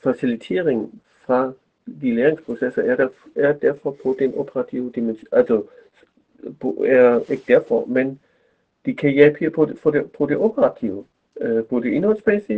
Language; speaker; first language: Danish; non-native, fluent; German